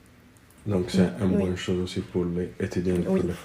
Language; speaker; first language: French; non-native, learner; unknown